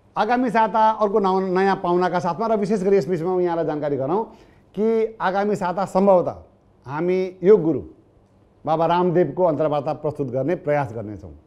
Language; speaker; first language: Nepali; native; Nepali